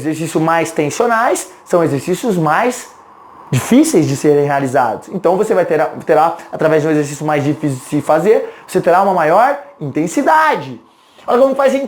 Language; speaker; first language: Portuguese; native; Portuguese